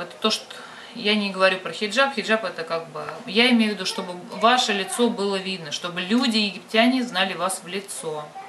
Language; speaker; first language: Russian; native; Russian